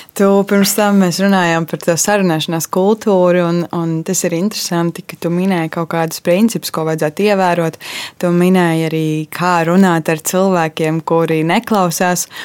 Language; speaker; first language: Latvian; native; Latvian